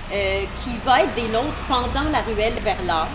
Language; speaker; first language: French; native; French